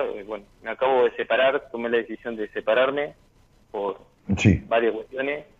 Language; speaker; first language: Spanish; native; Spanish